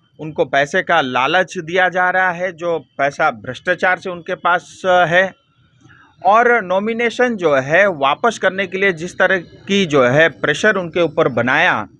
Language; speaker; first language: Hindi; non-native, local second language; Nepali